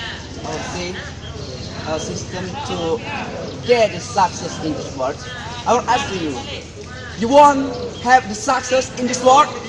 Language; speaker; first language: English; non-native, learner; Indonesian